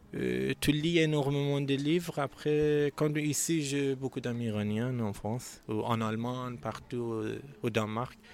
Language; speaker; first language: French; non-native, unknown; Persian